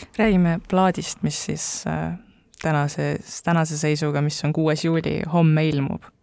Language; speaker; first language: Estonian; native; Estonian